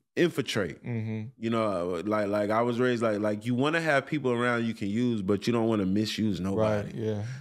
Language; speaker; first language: English; native; English